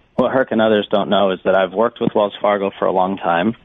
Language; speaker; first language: English; native; English